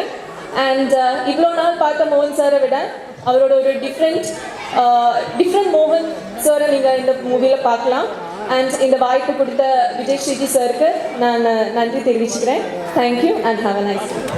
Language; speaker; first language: Tamil; non-native, fluent; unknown